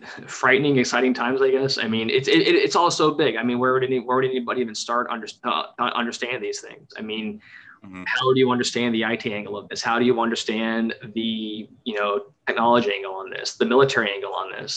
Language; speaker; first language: English; native; English